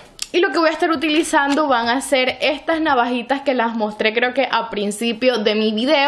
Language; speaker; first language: Spanish; native; Spanish